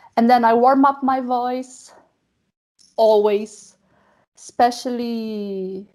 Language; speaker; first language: English; non-native, fluent; Portuguese